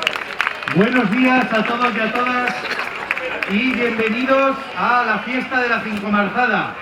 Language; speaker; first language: Spanish; native; Spanish